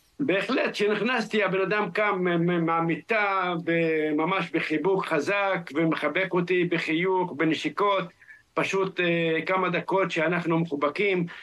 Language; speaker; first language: Hebrew; non-native, local second language; Arabic